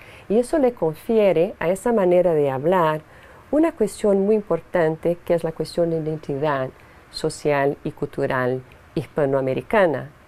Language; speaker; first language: Spanish; non-native, fluent; Portuguese